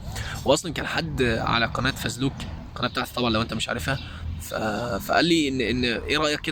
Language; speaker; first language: Arabic; native; Arabic